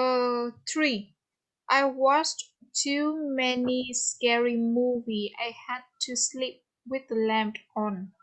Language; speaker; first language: English; non-native, fluent; Vietnamese